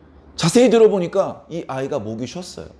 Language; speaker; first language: Korean; native; Korean